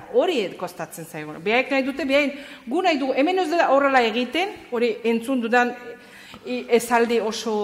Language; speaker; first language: Basque; non-native, fluent; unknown